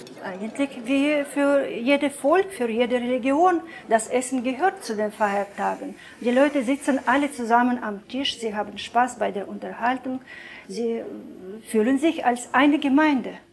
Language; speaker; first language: German; non-native, fluent; Russian